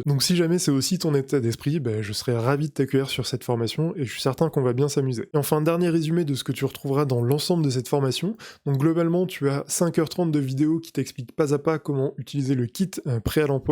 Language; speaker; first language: French; native; French